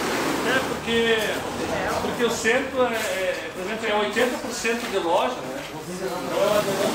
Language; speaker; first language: Portuguese; native; Portuguese